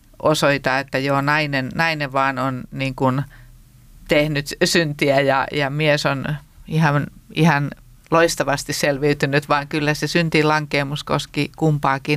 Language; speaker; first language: Finnish; native; Finnish